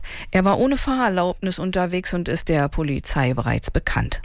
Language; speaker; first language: German; native; German